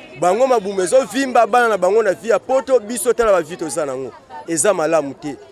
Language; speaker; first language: Lingala; non-native, local second language; Kongo